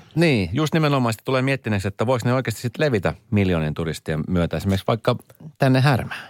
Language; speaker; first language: Finnish; native; Finnish